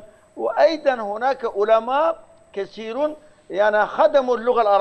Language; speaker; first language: Arabic; non-native, fluent; Turkish